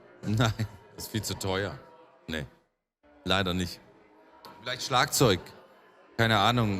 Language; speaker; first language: German; native; German